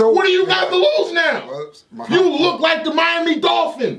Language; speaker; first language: English; native; English